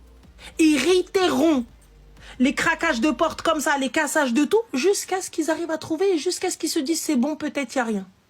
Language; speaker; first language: French; native; French